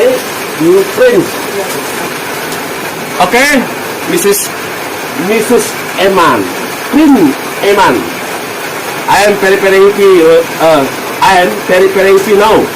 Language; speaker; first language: English; non-native, learner; Indonesian